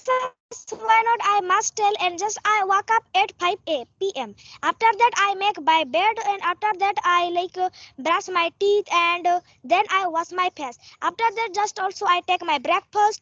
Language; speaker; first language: English; non-native, learner; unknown